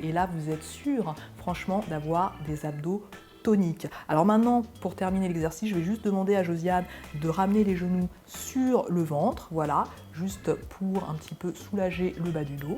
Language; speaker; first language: French; native; French